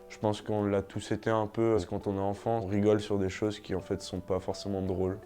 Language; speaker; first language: French; native; French